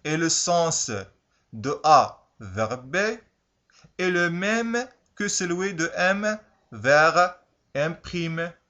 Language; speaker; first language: French; non-native, local second language; Arabic